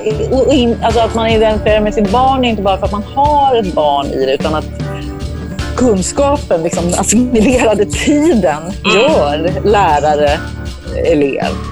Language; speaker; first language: Swedish; native; Swedish